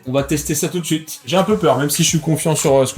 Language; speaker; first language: French; native; French